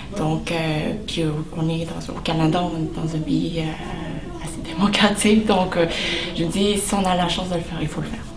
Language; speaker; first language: French; early bilingual, other home language; Khmer